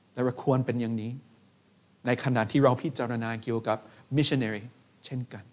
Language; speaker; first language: Thai; non-native, fluent; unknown